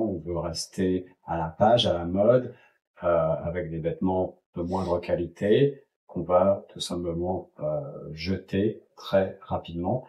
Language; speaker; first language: French; native; French